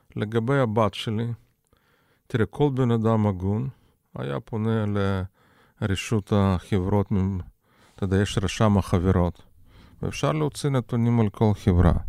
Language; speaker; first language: Hebrew; non-native, fluent; Russian